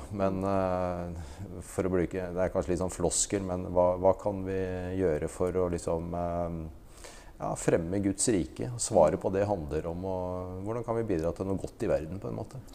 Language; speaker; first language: Norwegian; native; Norwegian